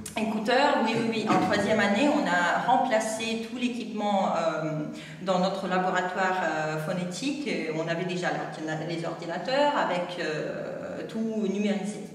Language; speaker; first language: French; non-native, fluent; Russian